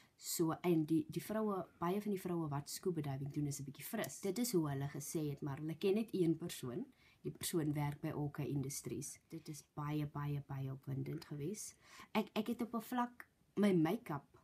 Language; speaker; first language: Afrikaans; native; Afrikaans